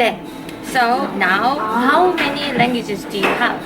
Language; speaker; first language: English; non-native, fluent; Korean